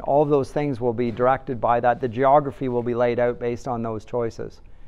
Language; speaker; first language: English; native; English